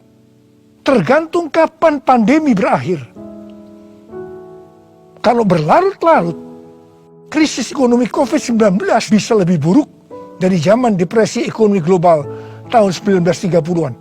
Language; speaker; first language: Indonesian; native; Indonesian